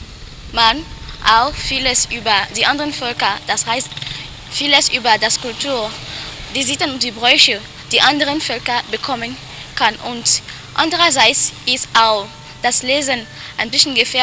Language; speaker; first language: German; non-native, learner; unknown